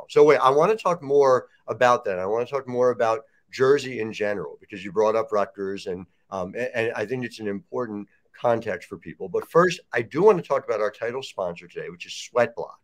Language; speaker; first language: English; native; English